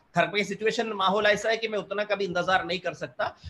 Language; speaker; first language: Hindi; non-native, local second language; Malayalam